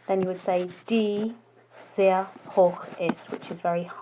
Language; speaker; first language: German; non-native, fluent; English